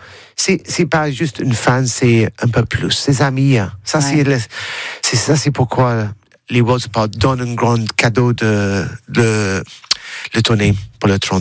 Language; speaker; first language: French; non-native, learner; English